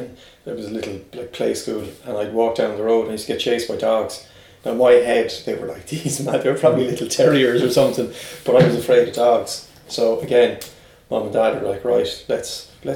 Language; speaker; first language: English; native; English